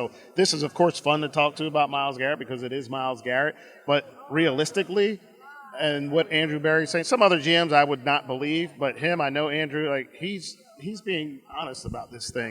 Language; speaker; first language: English; native; English